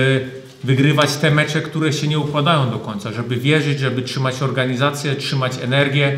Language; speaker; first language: Polish; early bilingual, heritage; German